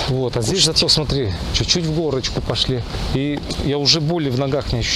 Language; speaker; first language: Russian; native; Russian